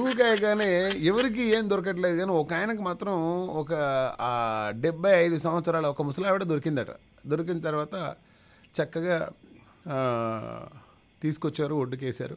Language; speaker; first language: Telugu; native; Telugu